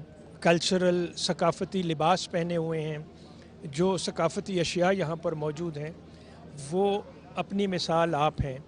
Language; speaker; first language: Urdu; non-native, local second language; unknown